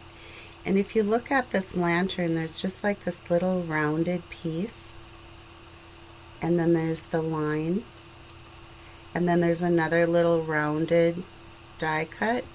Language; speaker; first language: English; native; English